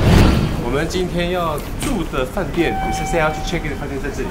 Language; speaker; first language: Chinese; native; Chinese